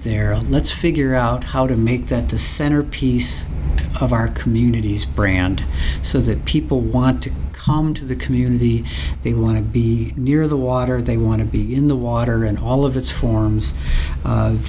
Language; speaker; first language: English; native; English